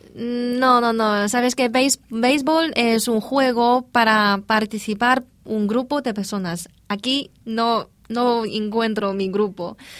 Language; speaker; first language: Spanish; non-native, fluent; Chinese